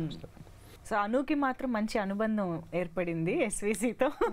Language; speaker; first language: Telugu; native; Telugu